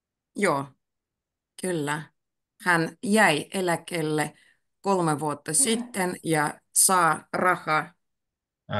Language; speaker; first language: Finnish; native; Finnish